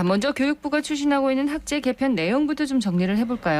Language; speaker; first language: Korean; native; Korean